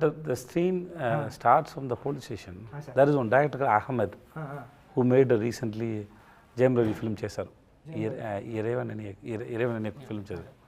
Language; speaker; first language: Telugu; non-native, learner; Tamil